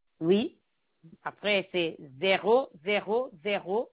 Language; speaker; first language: French; non-native, learner; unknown